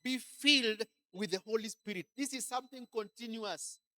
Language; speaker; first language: English; non-native, local second language; Swahili